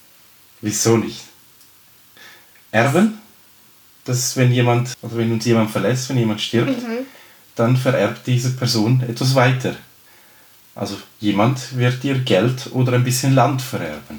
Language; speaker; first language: German; native; German